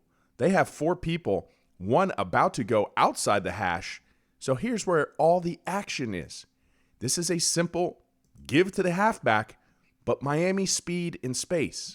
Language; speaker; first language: English; native; English